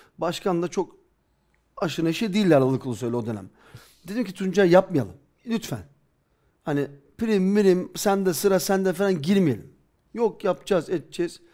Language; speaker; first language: Turkish; early bilingual, heritage; Turkish